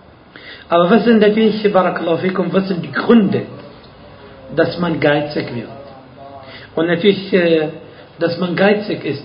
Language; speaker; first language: German; non-native, fluent; Arabic